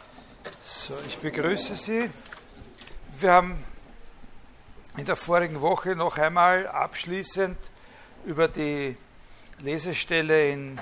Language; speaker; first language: German; native; German